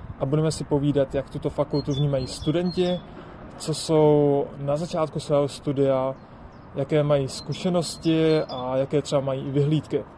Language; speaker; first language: Czech; native; Czech